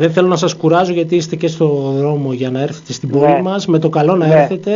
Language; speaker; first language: Greek; native; Greek